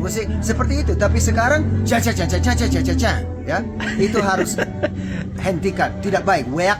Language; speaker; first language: Indonesian; non-native, local second language; English